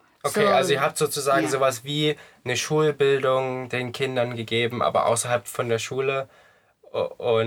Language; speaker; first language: German; native; German